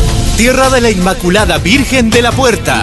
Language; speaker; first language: Spanish; native; Spanish